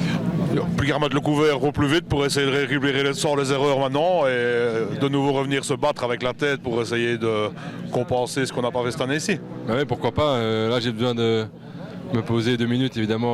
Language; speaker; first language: French; native; French